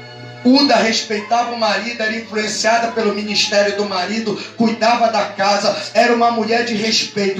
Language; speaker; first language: Portuguese; native; Portuguese